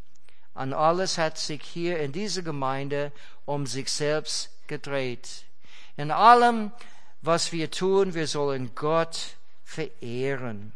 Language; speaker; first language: German; non-native, fluent; English